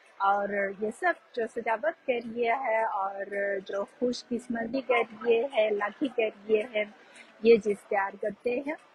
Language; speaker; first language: Urdu; non-native, fluent; Chinese